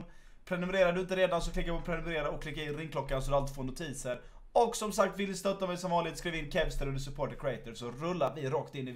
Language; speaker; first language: Swedish; native; Swedish